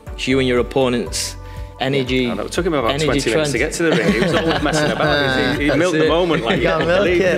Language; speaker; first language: English; native; English